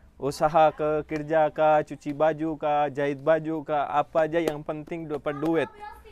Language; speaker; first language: Indonesian; non-native, fluent; Urdu